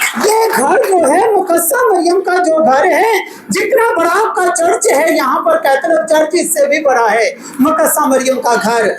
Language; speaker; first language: Urdu; non-native, local second language; Punjabi